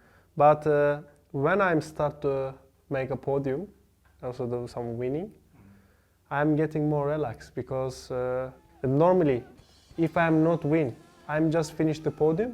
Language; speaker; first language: English; non-native, learner; Turkish